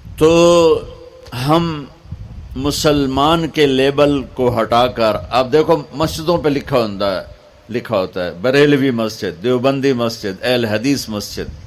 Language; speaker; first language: Urdu; non-native, local second language; Punjabi